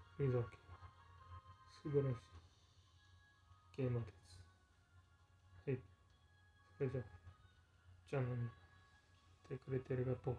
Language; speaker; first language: Japanese; non-native, learner; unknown